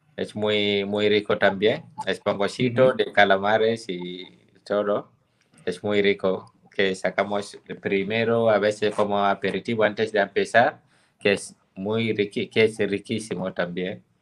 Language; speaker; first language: Spanish; non-native, fluent; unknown